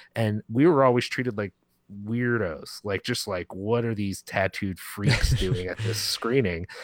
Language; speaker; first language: English; early bilingual, other home language; Spanish